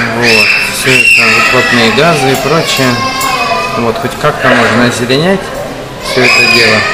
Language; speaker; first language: Russian; native; Russian